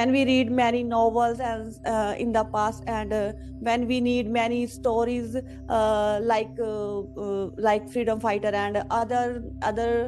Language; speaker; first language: English; non-native, learner; Hindi